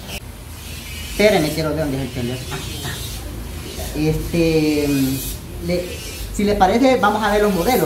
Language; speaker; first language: Spanish; native; Spanish